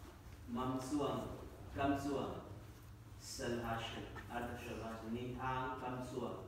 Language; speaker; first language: Vietnamese; non-native, learner; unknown